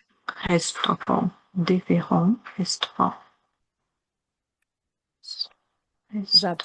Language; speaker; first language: French; non-native, learner; Chinese